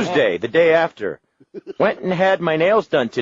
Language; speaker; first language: English; native; English